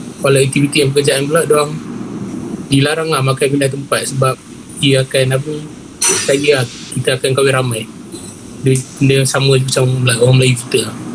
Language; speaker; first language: Malay; native; Malay